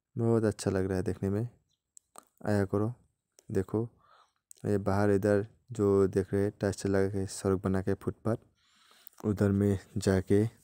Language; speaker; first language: Hindi; non-native, local second language; Bangla